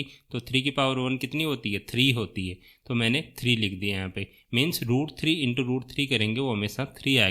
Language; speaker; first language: Hindi; native; Hindi